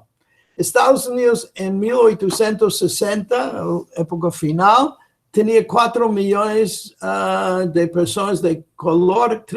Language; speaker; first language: Spanish; non-native, fluent; English